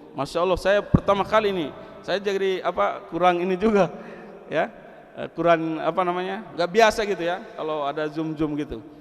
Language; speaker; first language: Indonesian; non-native, local second language; Tetum